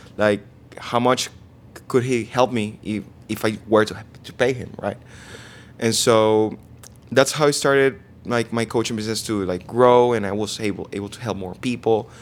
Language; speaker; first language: English; non-native, fluent; Spanish